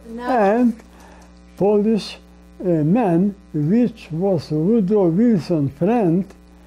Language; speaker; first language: English; non-native, learner; Polish